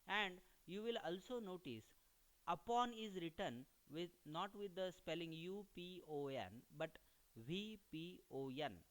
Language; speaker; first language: English; non-native, local second language; Marathi